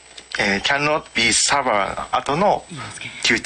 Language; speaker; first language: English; non-native, learner; Japanese